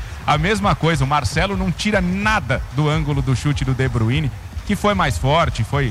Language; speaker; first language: Portuguese; native; Portuguese